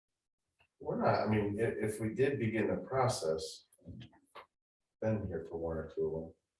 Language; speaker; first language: English; native; English